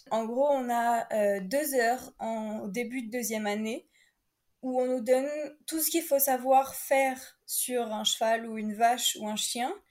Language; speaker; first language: French; native; French